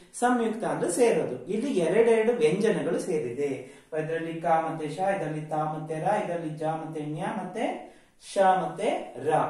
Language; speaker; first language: Kannada; native; Kannada